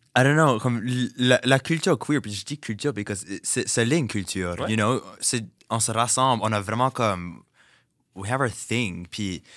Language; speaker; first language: French; native; French